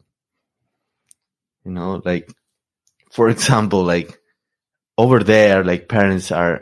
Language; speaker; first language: English; non-native, fluent; Spanish